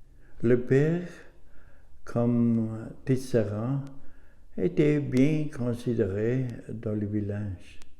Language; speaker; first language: French; non-native, learner; German